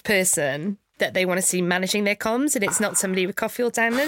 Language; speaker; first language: English; native; English